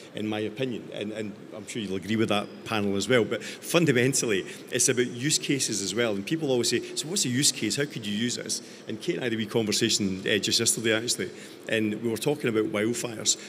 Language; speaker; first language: English; native; English